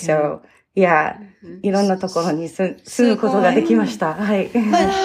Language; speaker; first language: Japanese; early bilingual, heritage; English